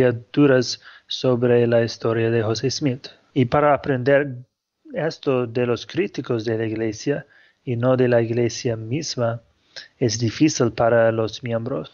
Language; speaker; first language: Spanish; non-native, fluent; English